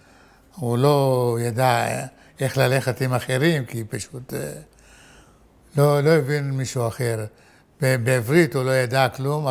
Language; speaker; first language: Hebrew; non-native, fluent; Arabic